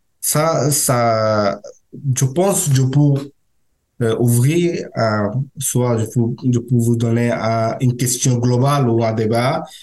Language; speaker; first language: French; non-native, learner; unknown